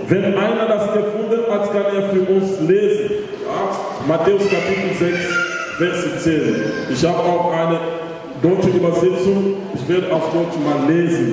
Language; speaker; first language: German; non-native, learner; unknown